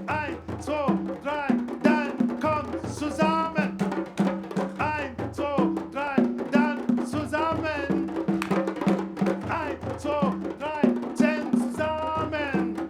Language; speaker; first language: German; non-native, fluent; Igbo